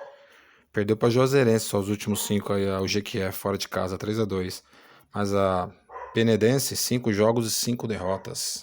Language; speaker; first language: Portuguese; native; Portuguese